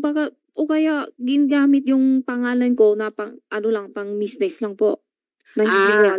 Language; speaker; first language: Filipino; non-native, learner; Chinese